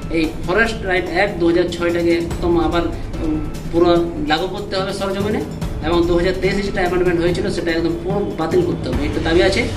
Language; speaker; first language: Bangla; non-native, local second language; Santali